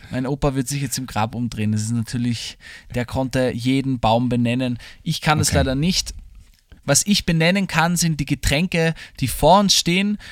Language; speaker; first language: German; native; German